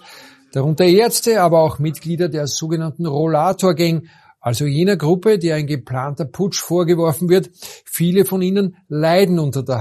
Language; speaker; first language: German; native; German